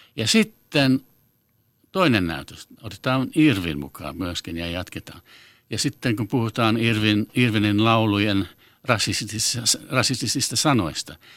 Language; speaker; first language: Finnish; non-native, fluent; English